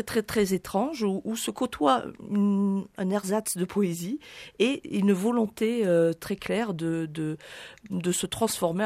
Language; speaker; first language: French; native; French